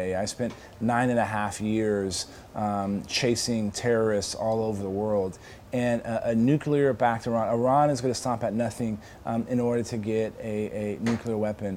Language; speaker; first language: English; native; English